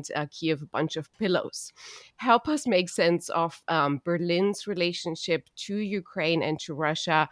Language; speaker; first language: English; non-native, fluent; German